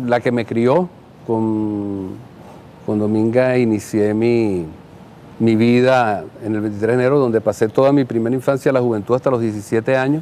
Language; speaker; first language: Spanish; native; Spanish